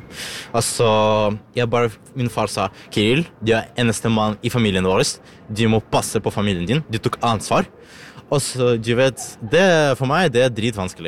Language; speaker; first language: Norwegian; non-native, learner; Ukrainian